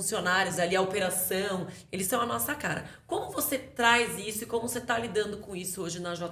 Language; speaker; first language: Portuguese; native; Portuguese